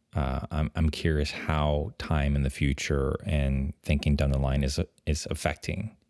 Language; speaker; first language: English; early bilingual, other home language; French